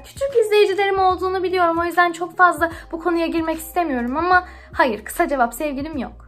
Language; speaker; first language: Turkish; early bilingual, heritage; Turkish